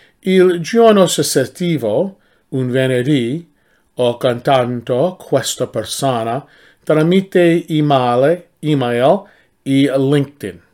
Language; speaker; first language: Italian; non-native, learner; English